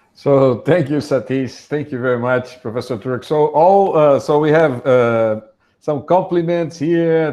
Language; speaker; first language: English; non-native, fluent; Portuguese